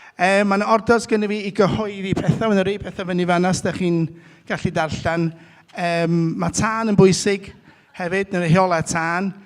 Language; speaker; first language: Welsh; native; Welsh